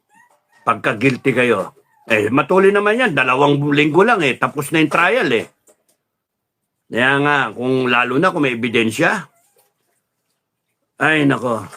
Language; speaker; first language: Filipino; native; Filipino